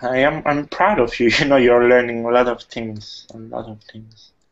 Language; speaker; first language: English; non-native, fluent; Italian